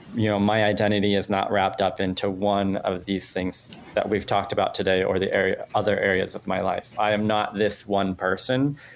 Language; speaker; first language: English; non-native, fluent; Spanish